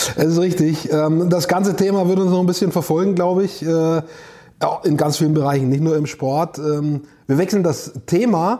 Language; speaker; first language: German; native; German